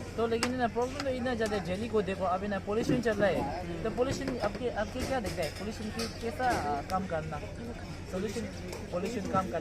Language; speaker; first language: Hindi; non-native, learner; Tibetan